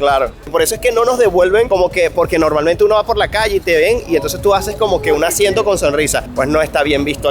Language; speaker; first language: Spanish; native; Spanish